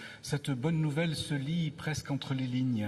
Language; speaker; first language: French; native; French